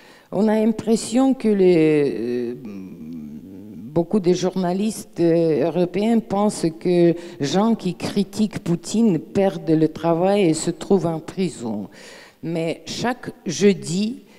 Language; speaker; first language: French; non-native, fluent; Russian